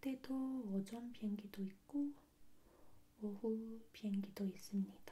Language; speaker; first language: Korean; non-native, fluent; English